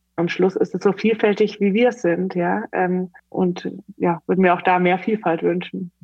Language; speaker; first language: German; native; German